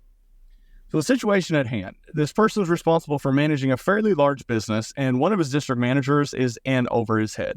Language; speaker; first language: English; native; English